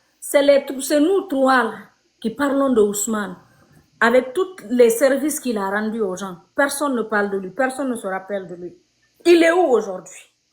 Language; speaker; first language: French; non-native, local second language; Fula